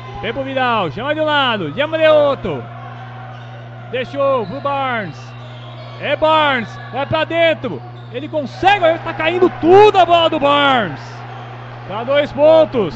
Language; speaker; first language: Portuguese; native; Portuguese